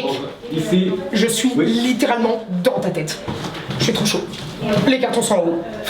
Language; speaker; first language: French; native; French